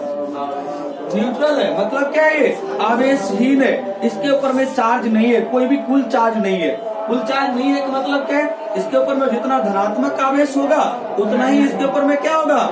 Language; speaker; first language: Hindi; native; Hindi